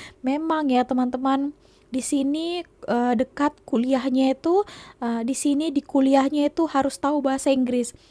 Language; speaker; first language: Malay; native; Malay